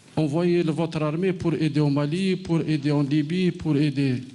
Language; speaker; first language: French; non-native, local second language; Arabic